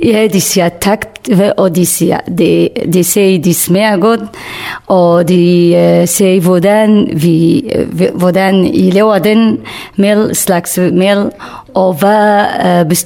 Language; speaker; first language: Danish; non-native, learner; Kurdish